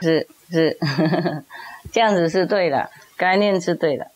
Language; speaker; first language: Chinese; non-native, fluent; Vietnamese